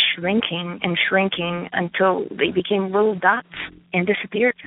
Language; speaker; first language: English; non-native, fluent; Ukrainian